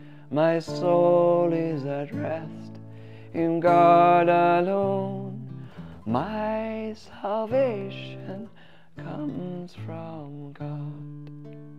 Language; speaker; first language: English; native; English